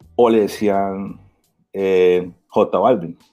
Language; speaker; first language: Spanish; early bilingual, heritage; Spanish